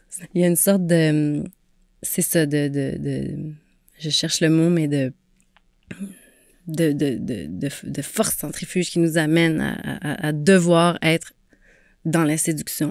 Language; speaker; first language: French; native; French